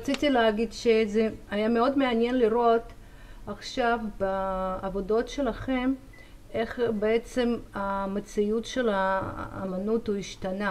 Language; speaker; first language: Hebrew; non-native, fluent; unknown